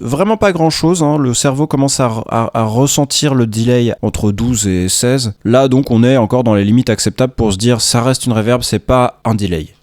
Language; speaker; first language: French; native; French